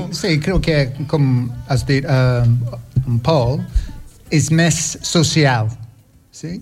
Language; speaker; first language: Catalan; non-native, learner; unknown